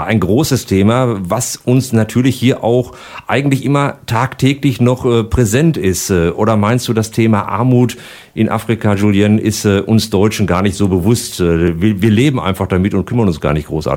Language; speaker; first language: German; native; German